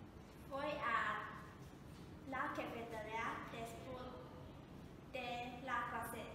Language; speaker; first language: Spanish; non-native, learner; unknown